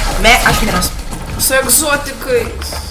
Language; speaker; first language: Lithuanian; early bilingual, heritage; Lithuanian